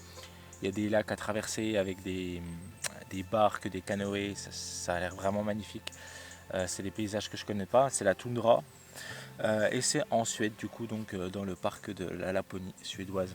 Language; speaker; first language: French; native; French